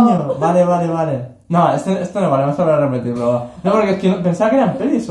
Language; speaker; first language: Spanish; native; Spanish